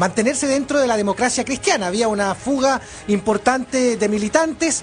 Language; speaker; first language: Spanish; native; Spanish